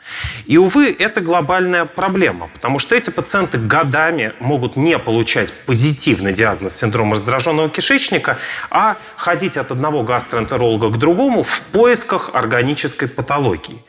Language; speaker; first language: Russian; native; Russian